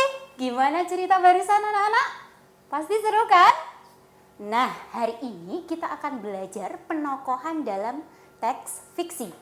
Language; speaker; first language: Indonesian; native; Indonesian